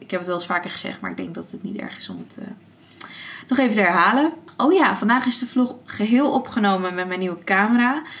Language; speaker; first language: Dutch; early bilingual, other home language; Armenian